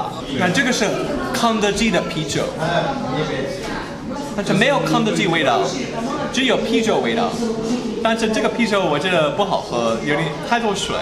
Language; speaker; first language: Chinese; non-native, fluent; English